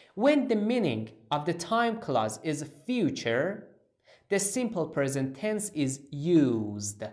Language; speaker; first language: English; non-native, fluent; Persian